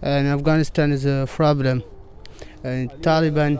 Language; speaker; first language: English; non-native, learner; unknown